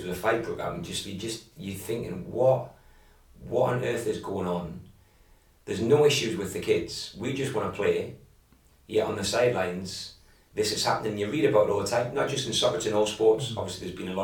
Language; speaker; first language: English; native; English